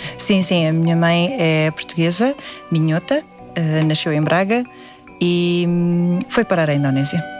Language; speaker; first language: Portuguese; early bilingual, other home language; Indonesian